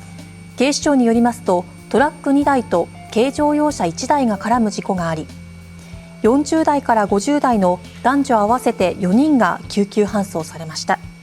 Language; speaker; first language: Japanese; native; Japanese